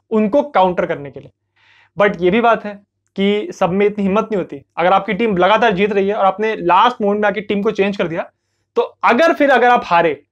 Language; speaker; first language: Hindi; native; Hindi